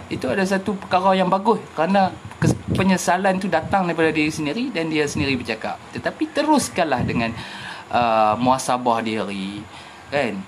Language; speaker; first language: Malay; native; Malay